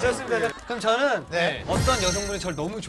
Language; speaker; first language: Korean; native; Korean